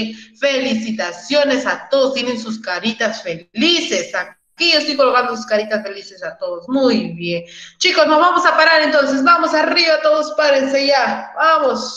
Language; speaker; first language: Spanish; native; Spanish